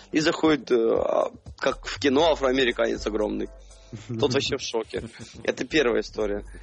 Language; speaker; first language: Russian; native; Russian